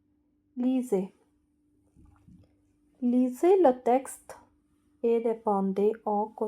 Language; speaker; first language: French; non-native, fluent; Hindi